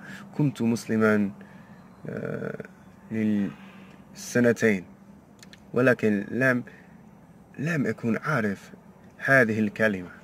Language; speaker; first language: Arabic; non-native, learner; English